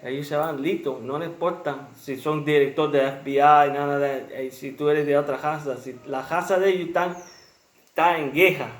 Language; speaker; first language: Spanish; early bilingual, heritage; Spanish